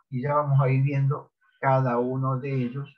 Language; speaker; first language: Spanish; native; Spanish